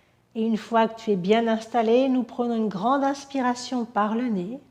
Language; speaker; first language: French; native; French